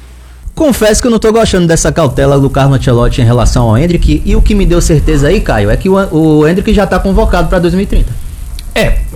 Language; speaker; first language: Portuguese; native; Portuguese